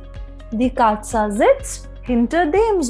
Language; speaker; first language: German; non-native, fluent; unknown